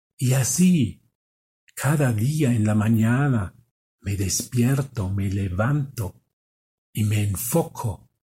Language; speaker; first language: Spanish; non-native, fluent; German